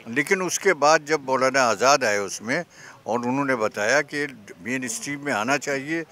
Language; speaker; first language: Hindi; native; Hindi